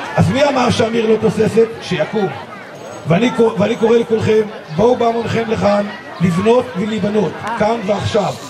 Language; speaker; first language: Hebrew; native; Hebrew